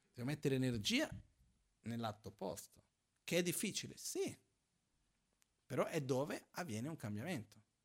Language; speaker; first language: Italian; non-native, fluent; Portuguese